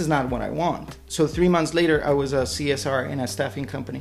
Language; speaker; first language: English; non-native, fluent; Spanish